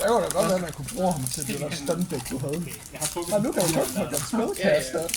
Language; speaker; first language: Danish; native; Danish